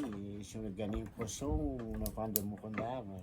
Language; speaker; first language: French; non-native, local second language; Malagasy